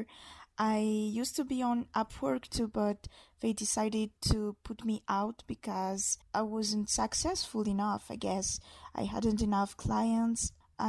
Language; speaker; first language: English; non-native, fluent; Malagasy